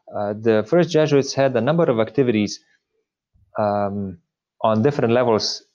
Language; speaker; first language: English; non-native, fluent; Slovenian